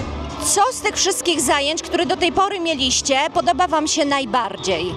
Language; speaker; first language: Polish; native; Polish